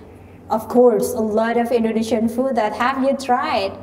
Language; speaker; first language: English; non-native, learner; Indonesian